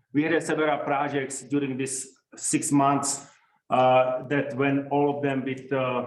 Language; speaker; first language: English; non-native, fluent; Czech